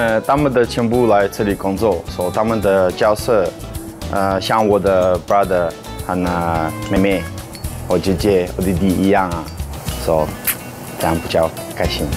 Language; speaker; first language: Chinese; non-native, learner; Russian